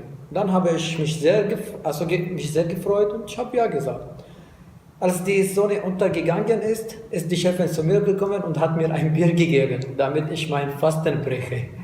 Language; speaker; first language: German; non-native, fluent; Arabic